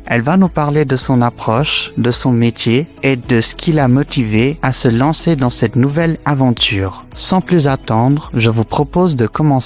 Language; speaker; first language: French; native; French